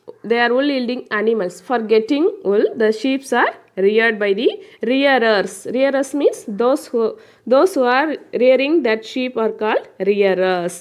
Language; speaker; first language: English; non-native, local second language; Tamil